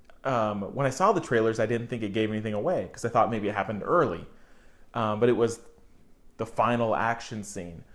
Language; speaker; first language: English; native; English